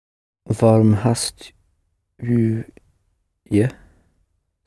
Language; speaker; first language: Dutch; non-native, learner; English